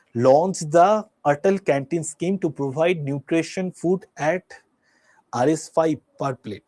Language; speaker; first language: English; non-native, local second language; Bangla